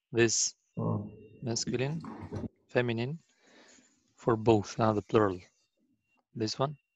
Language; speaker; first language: English; non-native, learner; Arabic